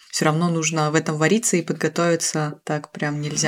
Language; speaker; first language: Russian; native; Russian